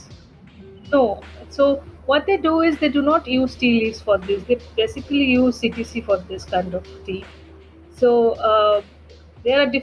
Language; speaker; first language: English; non-native, local second language; Bangla